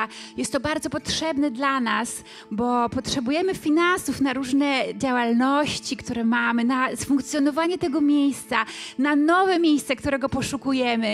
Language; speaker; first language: Polish; native; Polish